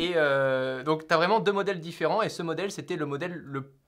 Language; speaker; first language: French; native; French